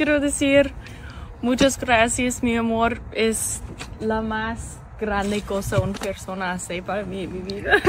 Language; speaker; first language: Spanish; non-native, learner; English